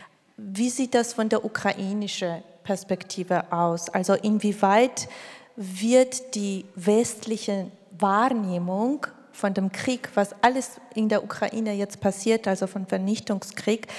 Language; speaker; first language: German; non-native, fluent; Georgian